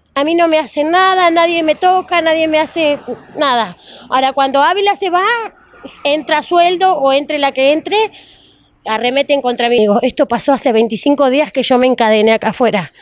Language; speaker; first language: Spanish; native; Spanish